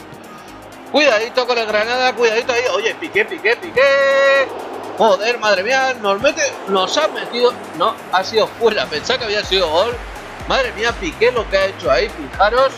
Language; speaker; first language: Spanish; native; Spanish